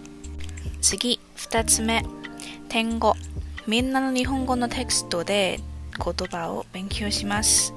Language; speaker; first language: Japanese; non-native, learner; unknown